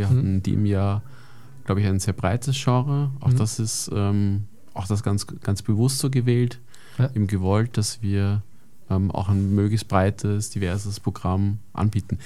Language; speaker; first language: German; native; German